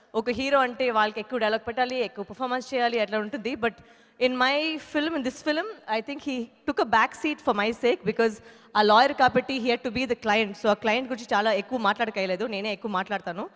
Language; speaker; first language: Telugu; non-native, fluent; Tamil